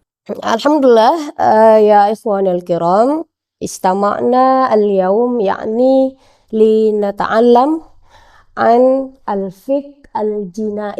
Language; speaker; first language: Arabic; non-native, fluent; Indonesian